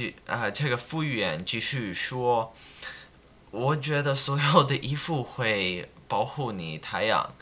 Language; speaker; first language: Chinese; non-native, learner; English